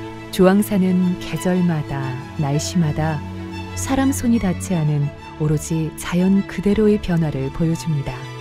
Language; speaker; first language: Korean; native; Korean